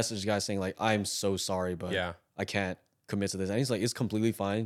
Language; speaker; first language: English; native; English